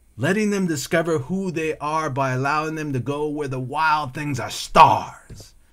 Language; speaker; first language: English; native; English